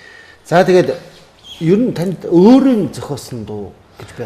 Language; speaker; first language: Mongolian; native; Mongolian